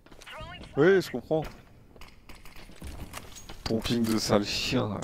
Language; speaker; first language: French; native; French